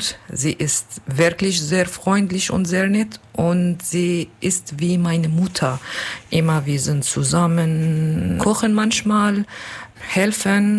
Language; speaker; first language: German; non-native, learner; Arabic